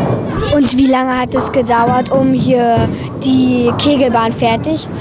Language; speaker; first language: German; native; German